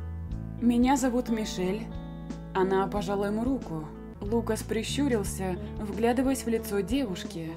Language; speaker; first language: Russian; native; Russian